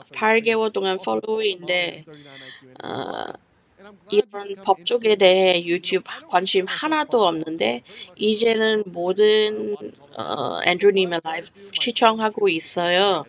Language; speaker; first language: Korean; non-native, fluent; English